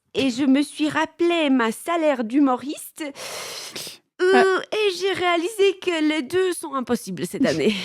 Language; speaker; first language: French; non-native, fluent; Polish